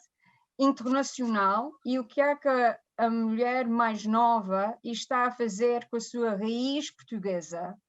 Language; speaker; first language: Portuguese; early bilingual, heritage; Portuguese